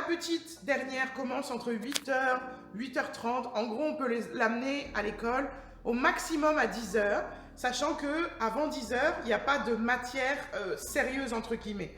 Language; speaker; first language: French; native; French